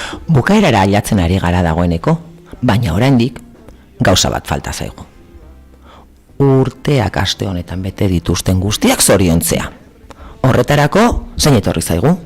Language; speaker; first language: Basque; native; Basque